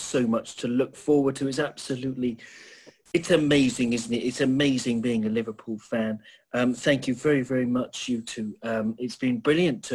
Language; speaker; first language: English; native; English